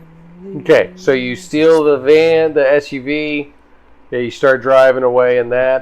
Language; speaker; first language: English; native; English